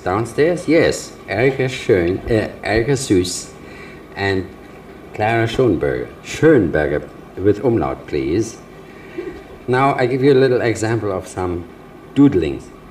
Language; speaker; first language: English; non-native, fluent; German